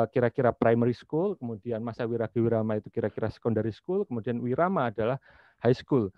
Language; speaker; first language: Indonesian; native; Indonesian